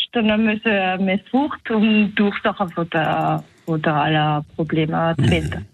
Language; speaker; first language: German; non-native, local second language; French